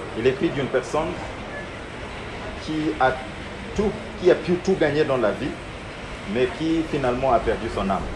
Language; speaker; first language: French; non-native, fluent; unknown